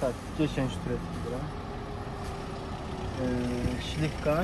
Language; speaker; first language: Polish; non-native, learner; Turkish